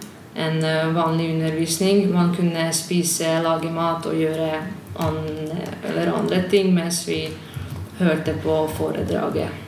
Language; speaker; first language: Norwegian; non-native, fluent; Hungarian